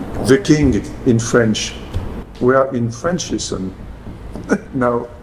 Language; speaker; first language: English; non-native, learner; French